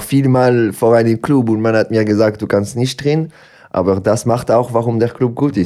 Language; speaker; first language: German; non-native, local second language; French